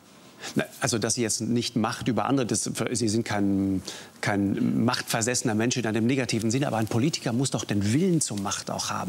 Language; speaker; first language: German; native; German